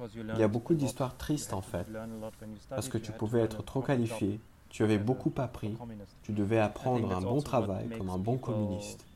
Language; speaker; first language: French; non-native, fluent; German